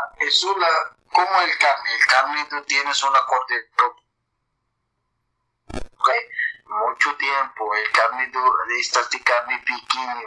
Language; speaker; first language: Spanish; non-native, learner; Arabic